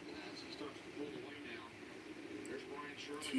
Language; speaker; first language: English; native; English